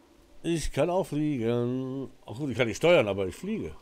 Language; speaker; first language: German; native; German